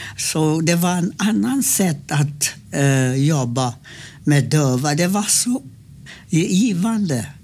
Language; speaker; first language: Swedish; non-native, fluent; English